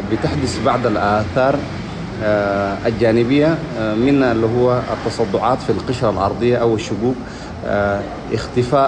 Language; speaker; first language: Arabic; native; Arabic